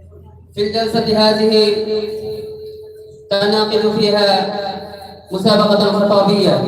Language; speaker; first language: Arabic; non-native, learner; Bangla